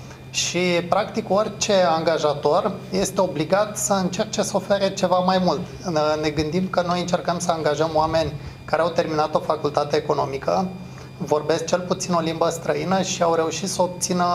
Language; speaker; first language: Romanian; native; Romanian